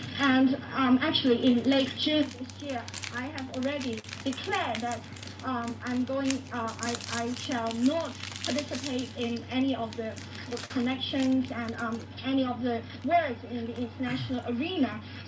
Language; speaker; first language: English; non-native, local second language; Cantonese